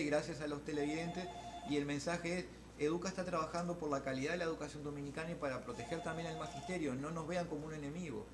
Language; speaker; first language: Spanish; native; Spanish